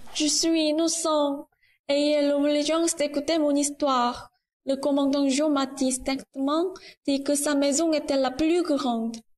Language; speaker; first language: French; non-native, learner; Korean